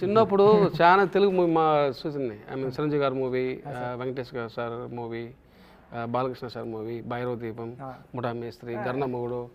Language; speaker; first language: Telugu; non-native, local second language; Tamil